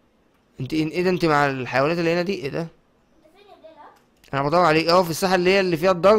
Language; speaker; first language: Arabic; native; Arabic